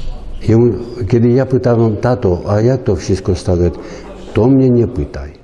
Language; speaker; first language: Polish; non-native, learner; Armenian